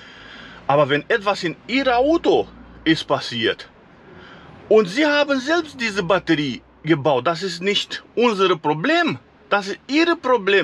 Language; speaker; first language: German; non-native, fluent; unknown